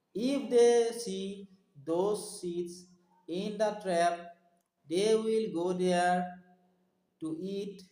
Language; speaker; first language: English; non-native, local second language; Assamese